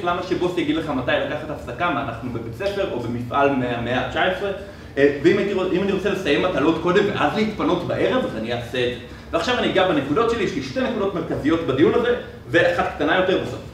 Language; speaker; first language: Hebrew; native; Hebrew